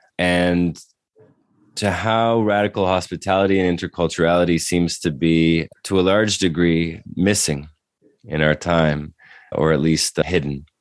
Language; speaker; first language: English; native; English